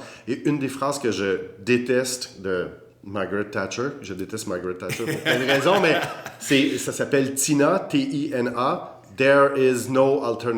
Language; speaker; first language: French; native; French